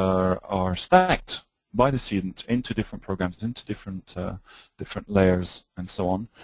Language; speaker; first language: English; native; English